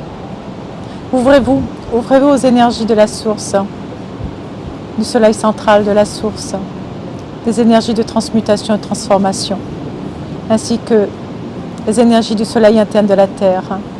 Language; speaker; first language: French; native; French